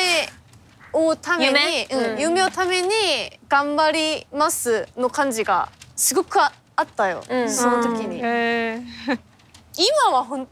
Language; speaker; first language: Japanese; non-native, fluent; Korean